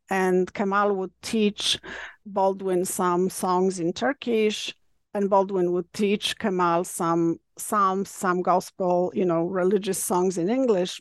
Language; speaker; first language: English; non-native, fluent; Polish